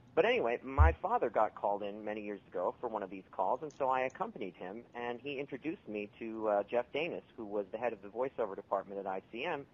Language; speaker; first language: English; native; English